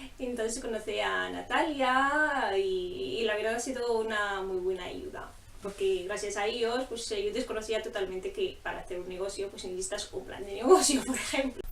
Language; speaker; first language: Spanish; non-native, fluent; Arabic